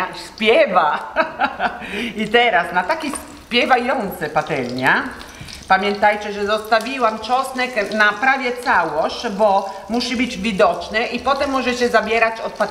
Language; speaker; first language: Polish; non-native, learner; Italian